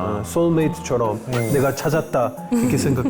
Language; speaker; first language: Korean; non-native, fluent; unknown